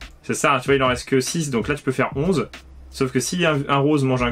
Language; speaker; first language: French; native; French